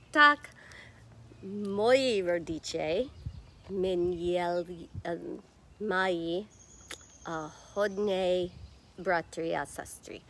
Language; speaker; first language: Czech; non-native, learner; English